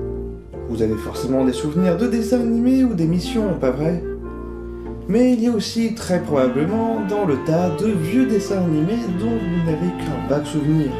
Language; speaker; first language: French; native; French